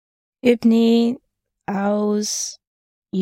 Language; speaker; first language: Arabic; non-native, learner; English